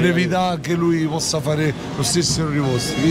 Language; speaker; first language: Italian; native; Italian